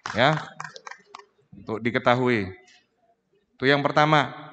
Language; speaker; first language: Indonesian; native; Indonesian